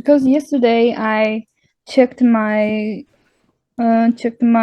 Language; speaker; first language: English; non-native, learner; Chinese